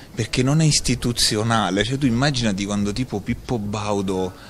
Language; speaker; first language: Italian; native; Italian